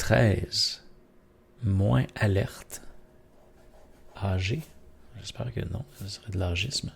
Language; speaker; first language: French; native; French